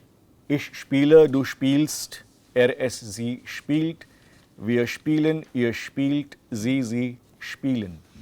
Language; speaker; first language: German; non-native, fluent; Marathi